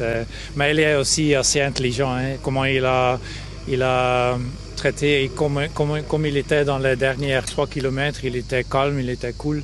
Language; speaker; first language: French; non-native, local second language; Dutch